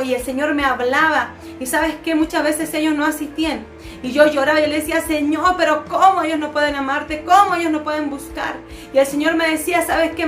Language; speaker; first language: Spanish; native; Spanish